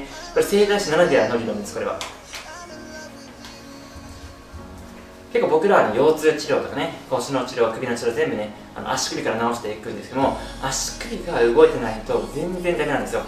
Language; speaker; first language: Japanese; native; Japanese